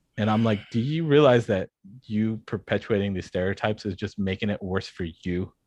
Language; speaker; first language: English; non-native, fluent; Spanish